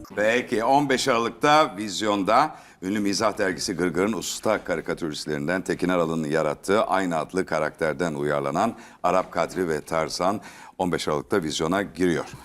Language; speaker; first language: Turkish; native; Turkish